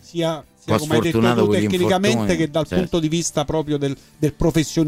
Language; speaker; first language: Italian; native; Italian